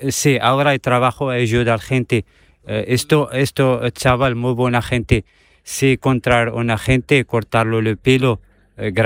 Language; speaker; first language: Spanish; non-native, learner; Arabic